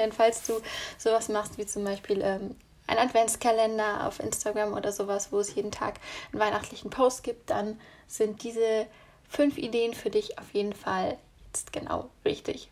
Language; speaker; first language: German; native; German